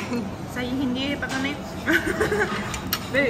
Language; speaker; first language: Hindi; non-native, learner; Japanese